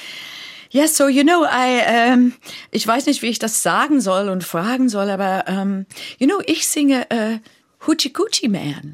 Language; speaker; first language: German; non-native, fluent; English